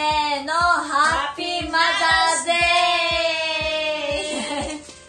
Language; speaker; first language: Japanese; early bilingual, other home language; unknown